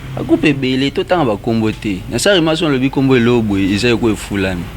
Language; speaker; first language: Lingala; native; Lingala